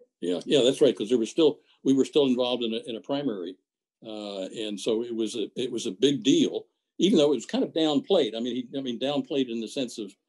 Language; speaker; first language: English; native; English